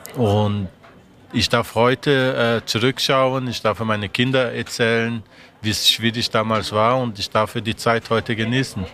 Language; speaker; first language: German; non-native, fluent; Portuguese